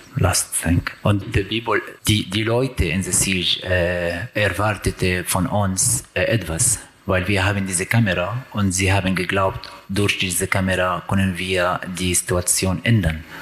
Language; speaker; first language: German; non-native, learner; Arabic